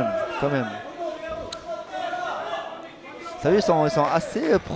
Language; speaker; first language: French; native; French